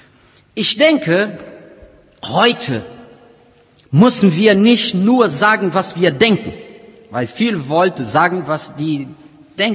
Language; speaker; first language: German; non-native, learner; Portuguese